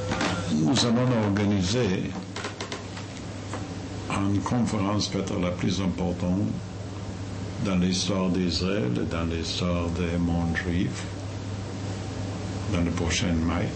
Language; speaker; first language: French; non-native, fluent; Yiddish